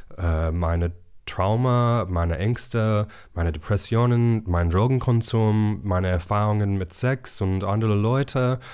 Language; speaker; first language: German; non-native, learner; English